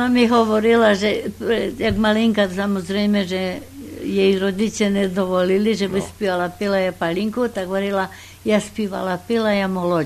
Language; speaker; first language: Slovak; non-native, local second language; Rusyn